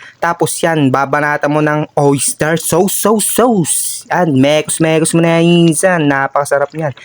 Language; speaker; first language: Filipino; native; Filipino